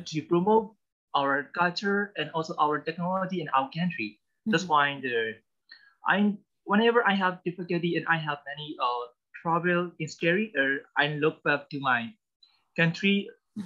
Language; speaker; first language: English; non-native, learner; Burmese